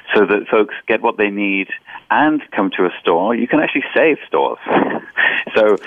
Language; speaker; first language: English; native; English